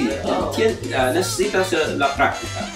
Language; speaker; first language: Spanish; non-native, learner; English